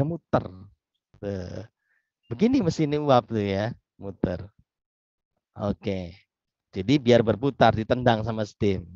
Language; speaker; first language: Indonesian; native; Indonesian